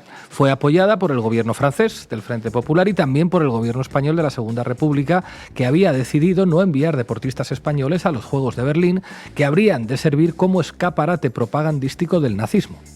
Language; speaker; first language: Spanish; native; Spanish